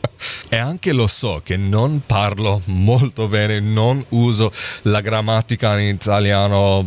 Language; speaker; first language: Italian; non-native, learner; English